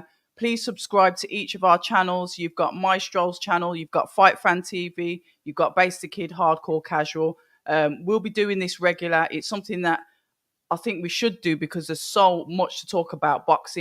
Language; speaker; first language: English; native; English